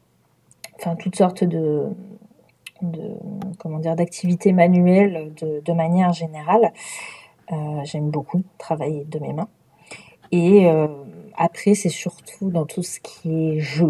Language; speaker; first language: French; native; French